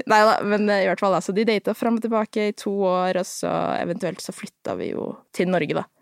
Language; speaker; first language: Norwegian; early bilingual, other home language; Filipino